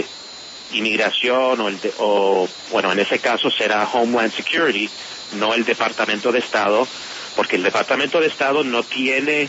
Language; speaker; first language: Spanish; non-native, fluent; English